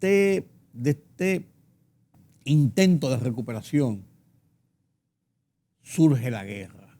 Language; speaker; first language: Spanish; native; Spanish